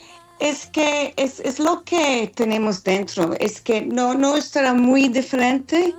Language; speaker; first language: Spanish; non-native, fluent; English